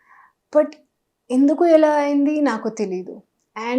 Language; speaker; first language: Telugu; non-native, local second language; Hindi